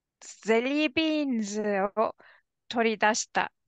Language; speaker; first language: Japanese; non-native, learner; English